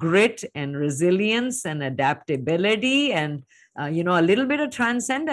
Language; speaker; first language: English; non-native, local second language; Hindi